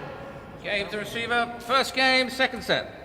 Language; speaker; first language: English; native; English